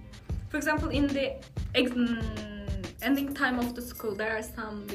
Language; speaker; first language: English; non-native, fluent; Turkish